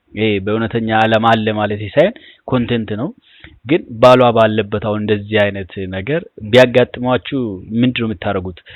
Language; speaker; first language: Amharic; non-native, local second language; Oromo